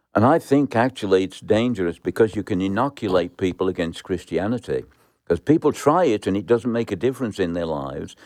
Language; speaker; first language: English; native; English